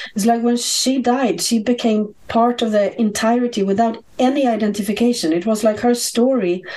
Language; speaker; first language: English; non-native, fluent; Swedish